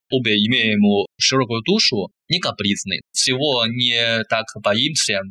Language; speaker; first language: Russian; non-native, fluent; Chinese